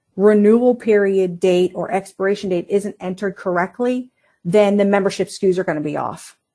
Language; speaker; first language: English; native; English